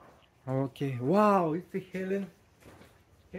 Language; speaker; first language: English; non-native, learner; Russian